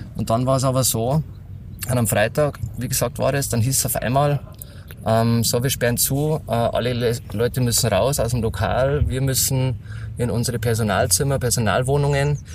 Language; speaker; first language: German; native; German